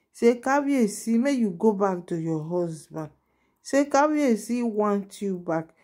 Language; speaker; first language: Nigerian Pidgin; non-native, local second language; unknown